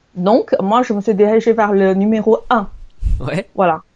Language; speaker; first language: French; non-native, fluent; Chinese